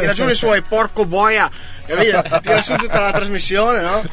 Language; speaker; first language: Italian; native; Italian